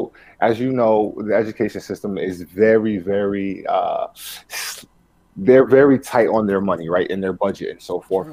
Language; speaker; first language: English; early bilingual, other home language; Spanish